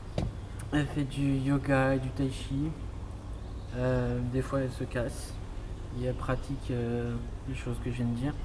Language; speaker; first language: French; native; French